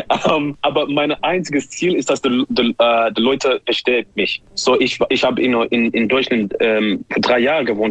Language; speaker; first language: German; non-native, learner; English